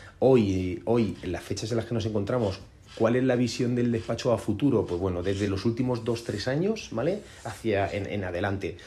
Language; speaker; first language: Spanish; native; Spanish